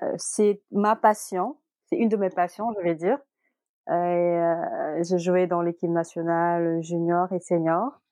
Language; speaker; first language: French; non-native, local second language; Wolof